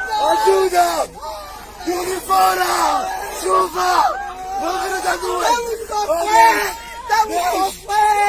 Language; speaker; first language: Portuguese; non-native, learner; Haitian Creole